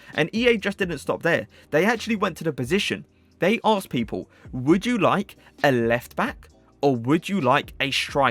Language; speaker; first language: English; native; English